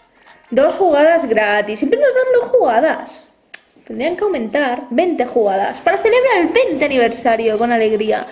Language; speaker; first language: Spanish; native; Spanish